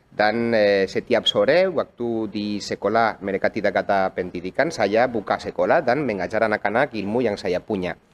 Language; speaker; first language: Indonesian; non-native, fluent; Catalan